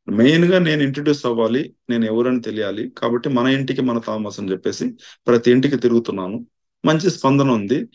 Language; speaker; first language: Telugu; non-native, local second language; Tamil